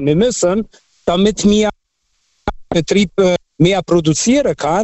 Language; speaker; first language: German; early bilingual, other home language; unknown